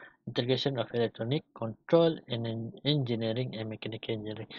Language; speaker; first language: English; non-native, local second language; Malay